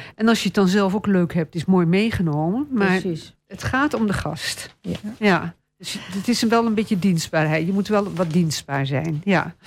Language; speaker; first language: Dutch; native; Dutch